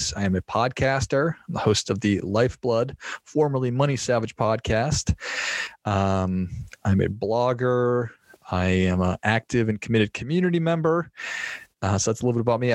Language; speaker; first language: English; native; English